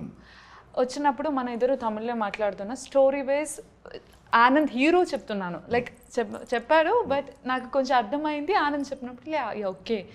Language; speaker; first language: Telugu; non-native, learner; Malayalam